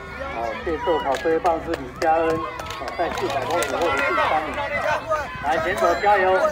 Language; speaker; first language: Chinese; native; Chinese